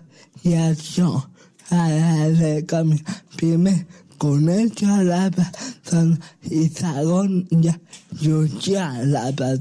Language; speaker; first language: Catalan; non-native, local second language; Spanish